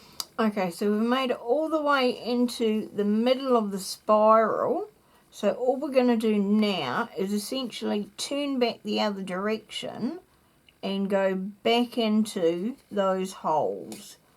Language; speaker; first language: English; native; English